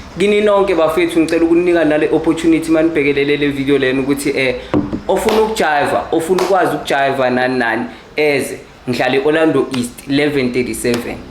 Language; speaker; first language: Zulu; native; Zulu